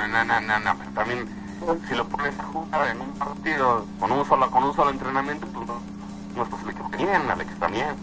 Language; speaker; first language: Spanish; native; Spanish